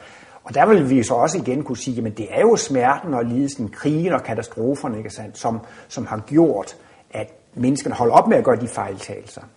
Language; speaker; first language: Danish; native; Danish